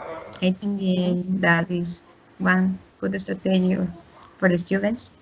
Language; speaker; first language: English; non-native, learner; Spanish